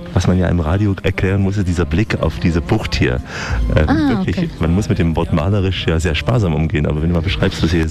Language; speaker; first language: German; native; German